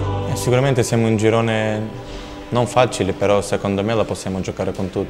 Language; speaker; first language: Italian; non-native, fluent; Macedonian